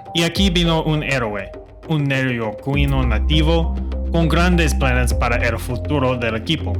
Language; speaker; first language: Spanish; non-native, fluent; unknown